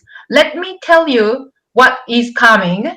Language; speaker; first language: English; non-native, fluent; Japanese